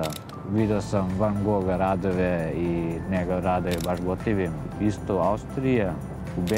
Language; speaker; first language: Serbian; non-native, local second language; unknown